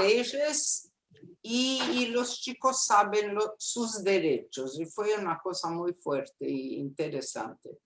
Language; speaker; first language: Spanish; non-native, fluent; Portuguese